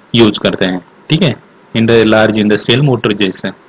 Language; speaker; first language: Hindi; non-native, local second language; Marathi